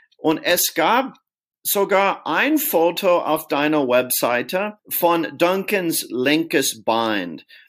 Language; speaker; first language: German; non-native, fluent; English